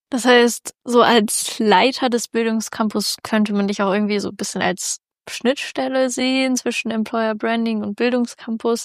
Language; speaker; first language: German; native; German